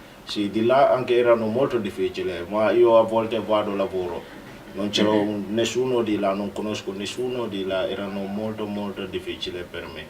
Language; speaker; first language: Italian; non-native, learner; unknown